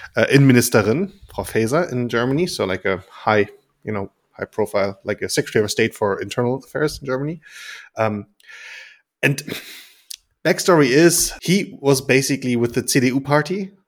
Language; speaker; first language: English; non-native, fluent; German